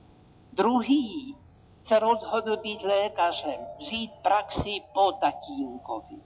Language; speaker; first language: Czech; native; Czech